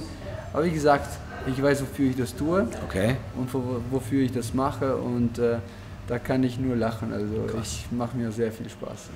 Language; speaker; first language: German; non-native, fluent; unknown